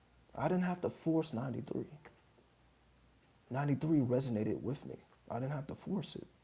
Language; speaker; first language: English; native; English